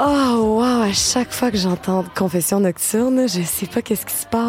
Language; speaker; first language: French; native; French